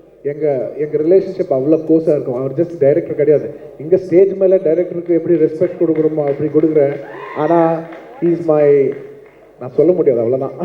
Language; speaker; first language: Tamil; non-native, local second language; Telugu